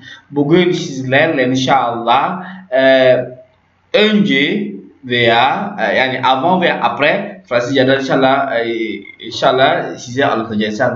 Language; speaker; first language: Turkish; non-native, learner; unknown